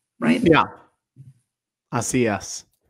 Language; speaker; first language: Spanish; non-native, fluent; English